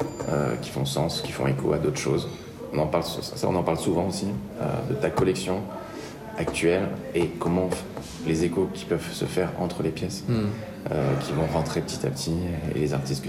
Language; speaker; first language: French; native; French